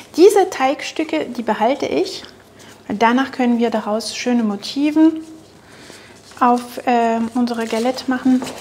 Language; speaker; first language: German; non-native, fluent; French